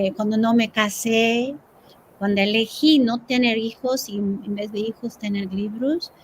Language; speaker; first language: Spanish; early bilingual, heritage; Spanish